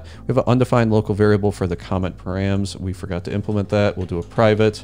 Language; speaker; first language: English; native; English